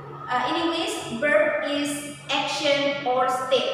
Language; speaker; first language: English; non-native, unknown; Indonesian